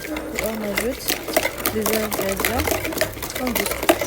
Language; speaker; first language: French; non-native, local second language; Arabic